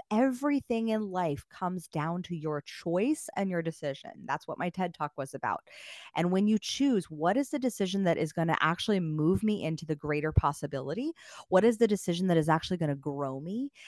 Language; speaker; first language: English; native; English